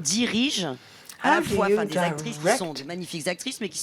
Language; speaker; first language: French; native; French